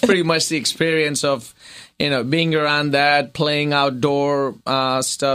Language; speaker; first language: English; non-native, local second language; Gujarati